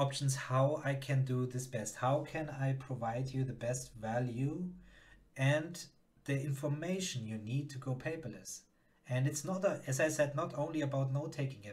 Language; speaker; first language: English; non-native, fluent; German